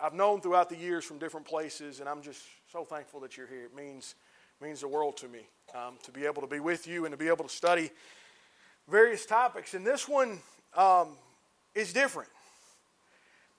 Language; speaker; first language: English; native; English